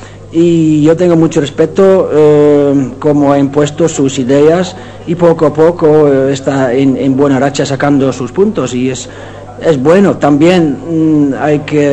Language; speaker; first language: Spanish; non-native, fluent; Dutch